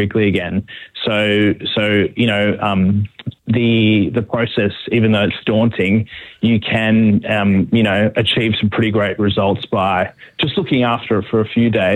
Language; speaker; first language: English; native; English